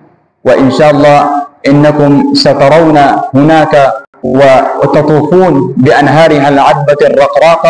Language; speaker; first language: Arabic; non-native, fluent; Urdu